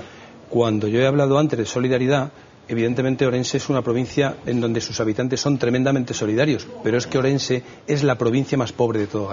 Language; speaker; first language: Spanish; native; Spanish